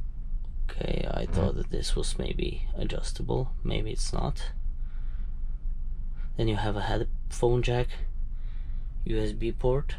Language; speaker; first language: English; non-native, fluent; French